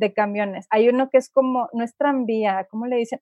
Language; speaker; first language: Spanish; native; Spanish